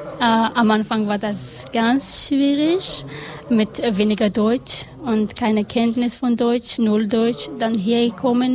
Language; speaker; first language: German; non-native, learner; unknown